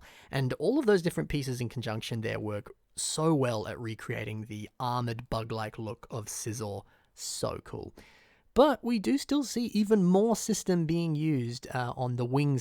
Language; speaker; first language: English; native; English